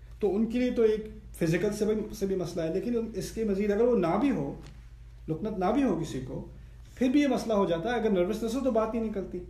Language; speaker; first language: Urdu; early bilingual, heritage; Urdu